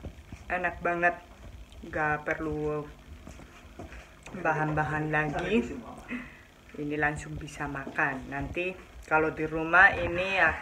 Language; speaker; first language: Indonesian; non-native, fluent; Spanish